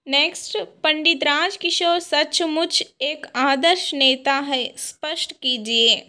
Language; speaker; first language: Hindi; non-native, local second language; Kannada